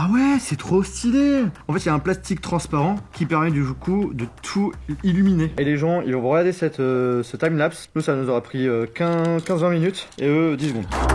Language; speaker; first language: French; native; French